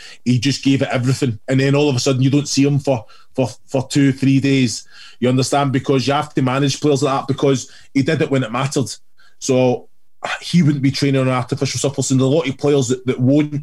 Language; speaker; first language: English; native; English